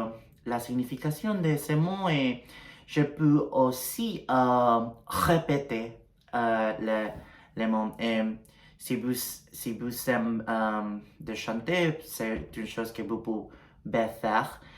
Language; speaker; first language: French; non-native, learner; Spanish